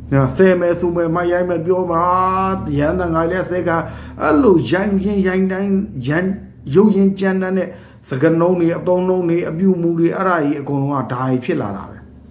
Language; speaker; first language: Burmese; native; Burmese